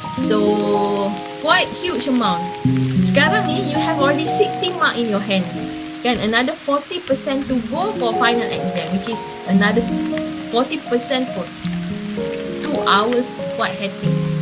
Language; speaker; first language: English; non-native, local second language; Malay